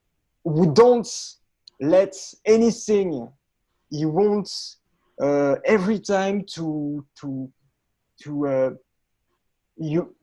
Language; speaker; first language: English; non-native, learner; French